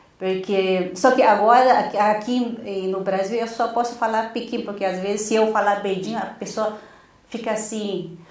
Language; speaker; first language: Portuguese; non-native, fluent; Chinese